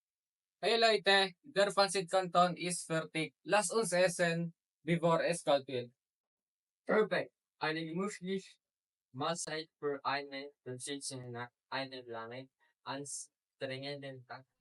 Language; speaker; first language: German; non-native, learner; Filipino